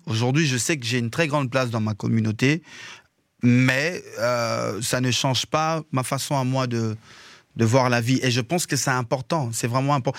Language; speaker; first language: French; non-native, local second language; Lingala